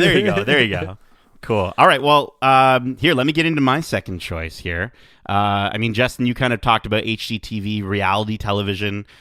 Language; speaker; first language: English; native; English